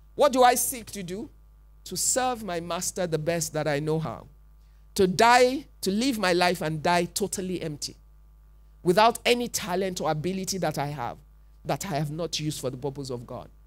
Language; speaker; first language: English; non-native, local second language; Yoruba